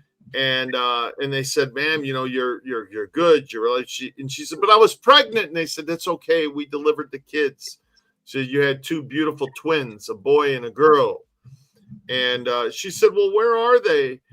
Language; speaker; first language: English; native; English